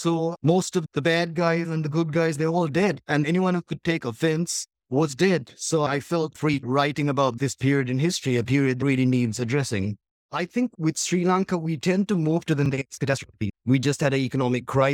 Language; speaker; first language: English; native; English